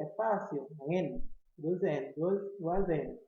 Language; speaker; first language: Portuguese; non-native, fluent; Haitian Creole